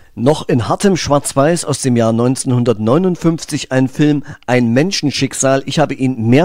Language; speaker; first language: German; native; German